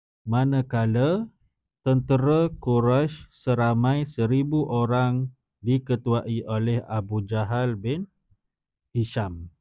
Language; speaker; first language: Malay; native; Malay